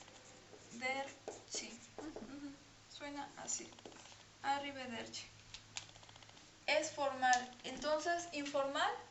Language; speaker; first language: Spanish; non-native, fluent; French